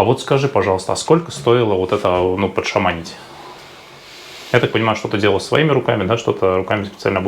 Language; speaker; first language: Russian; native; Russian